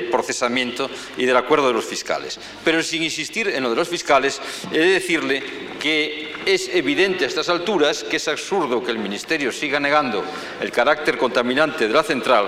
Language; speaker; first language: Spanish; native; Spanish